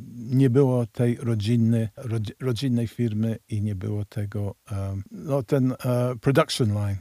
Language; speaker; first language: Polish; early bilingual, heritage; Polish